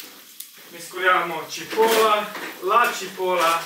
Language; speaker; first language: Italian; non-native, learner; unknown